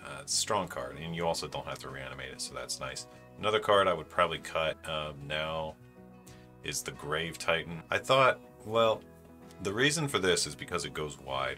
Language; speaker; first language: English; native; English